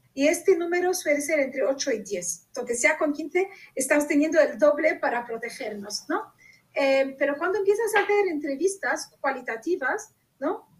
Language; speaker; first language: Spanish; non-native, fluent; Arabic